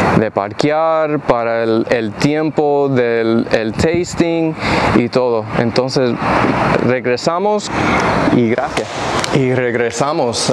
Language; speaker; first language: Spanish; early bilingual, heritage; English